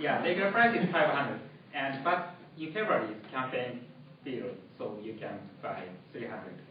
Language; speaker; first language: English; non-native, learner; Japanese